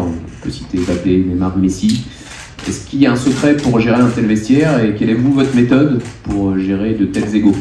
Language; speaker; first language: French; native; French